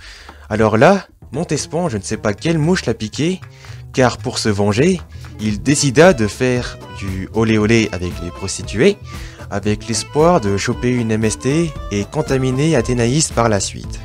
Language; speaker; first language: French; native; French